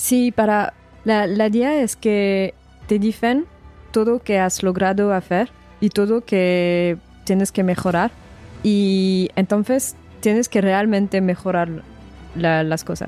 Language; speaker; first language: Spanish; non-native, fluent; French